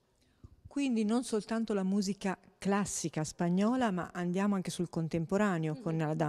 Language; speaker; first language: Italian; native; Italian